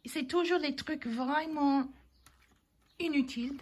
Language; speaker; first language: French; non-native, learner; English